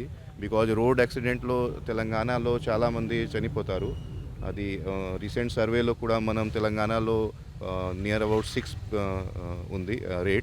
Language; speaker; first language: Telugu; non-native, learner; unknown